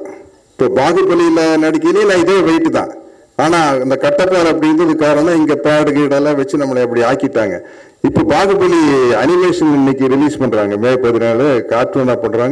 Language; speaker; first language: Tamil; native; Tamil